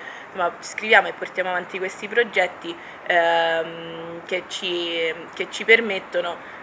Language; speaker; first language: Italian; native; Italian